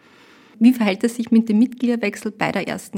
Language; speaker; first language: German; native; German